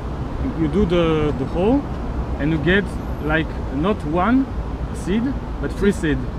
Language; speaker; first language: English; non-native, learner; Polish